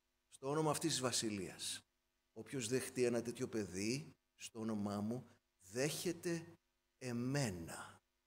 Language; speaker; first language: Greek; native; Greek